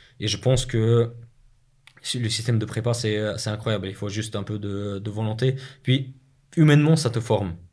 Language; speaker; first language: French; non-native, fluent; Russian